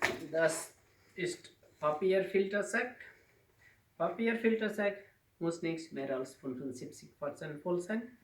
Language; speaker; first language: German; non-native, learner; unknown